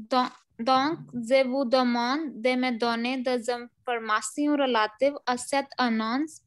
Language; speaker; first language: French; non-native, learner; Hindi